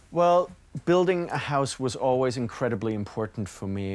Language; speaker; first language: English; non-native, fluent; German